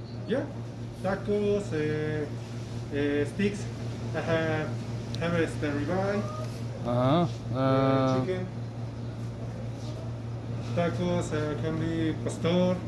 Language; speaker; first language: English; non-native, learner; Spanish